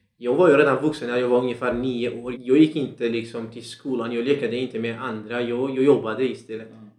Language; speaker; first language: Swedish; non-native, fluent; Central Kurdish